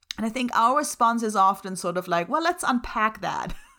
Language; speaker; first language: English; non-native, fluent; German